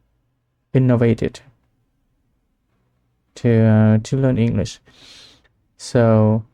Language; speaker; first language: English; non-native, learner; Vietnamese